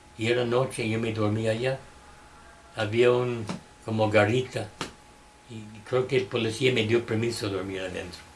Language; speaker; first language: Spanish; non-native, fluent; English